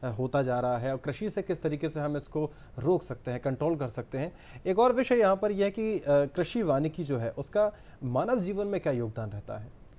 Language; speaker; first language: Hindi; native; Hindi